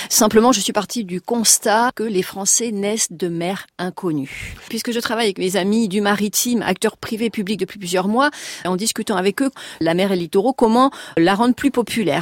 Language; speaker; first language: French; native; French